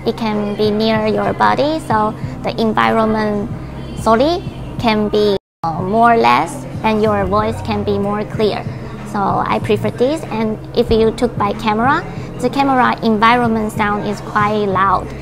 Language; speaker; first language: English; non-native, learner; Chinese